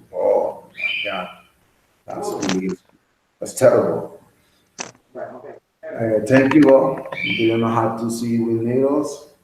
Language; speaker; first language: English; non-native, learner; Spanish